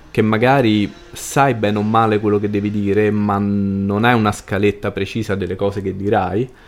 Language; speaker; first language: Italian; native; Italian